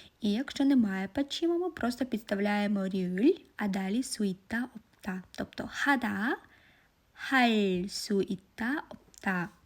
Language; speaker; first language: Ukrainian; native; Ukrainian